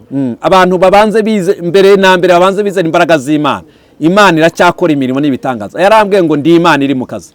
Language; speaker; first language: Kinyarwanda; early bilingual, heritage; Kinyarwanda